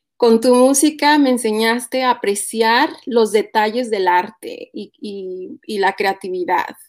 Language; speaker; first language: Spanish; native; Spanish